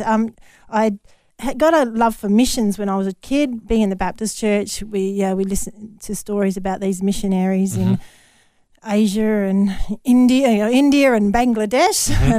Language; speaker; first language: English; native; English